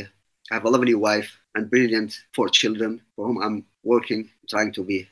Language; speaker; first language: English; non-native, fluent; Arabic